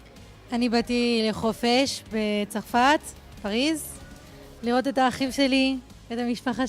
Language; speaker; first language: Hebrew; non-native, fluent; French